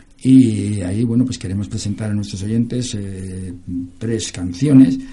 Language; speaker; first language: Spanish; native; Spanish